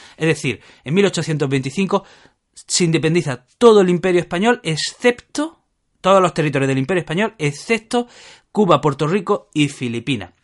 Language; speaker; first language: Spanish; native; Spanish